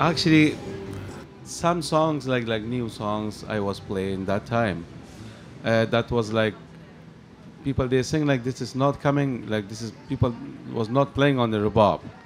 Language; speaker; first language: English; non-native, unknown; Persian